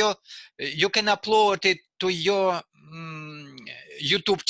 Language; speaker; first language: English; non-native, learner; Russian